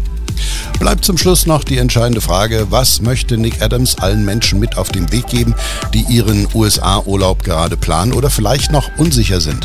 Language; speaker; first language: German; native; German